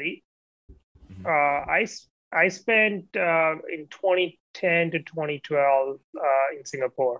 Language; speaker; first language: English; non-native, local second language; Gujarati